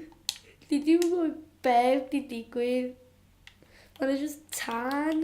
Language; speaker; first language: Welsh; non-native, local second language; English